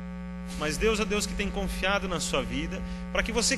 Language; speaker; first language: Portuguese; native; Portuguese